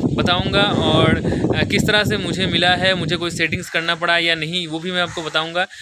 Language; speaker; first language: Hindi; non-native, local second language; Bangla